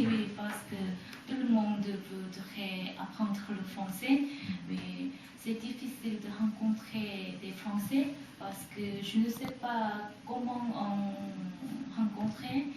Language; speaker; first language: French; non-native, learner; Korean